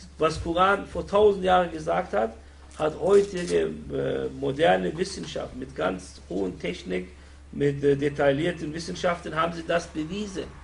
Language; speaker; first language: German; non-native, fluent; Arabic